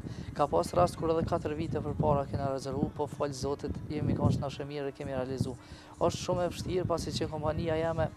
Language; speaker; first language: Albanian; native; Albanian